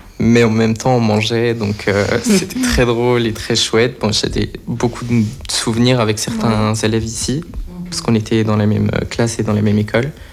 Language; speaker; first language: French; early bilingual, other home language; Portuguese